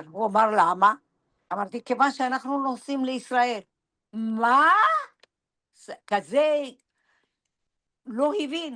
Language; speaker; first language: Hebrew; non-native, fluent; Persian